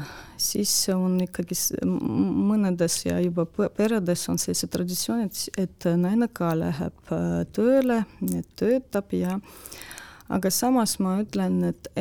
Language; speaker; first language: Estonian; non-native, local second language; Russian